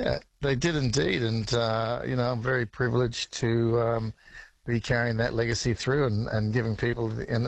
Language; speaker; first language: English; native; English